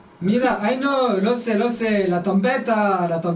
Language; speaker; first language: Spanish; non-native, learner; French